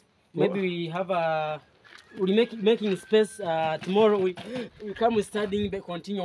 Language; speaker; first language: English; non-native, learner; Swahili